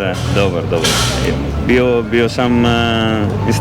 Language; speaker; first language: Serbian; non-native, learner; Greek